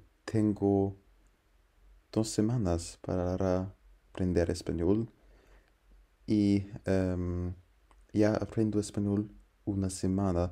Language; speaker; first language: Spanish; non-native, learner; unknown